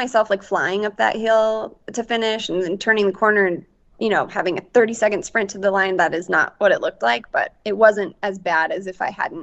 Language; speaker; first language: English; native; English